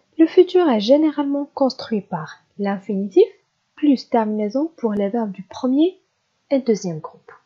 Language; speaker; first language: French; non-native, local second language; Arabic